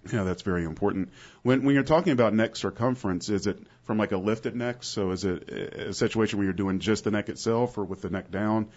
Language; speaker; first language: English; native; English